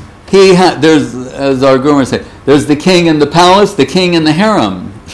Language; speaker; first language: English; native; English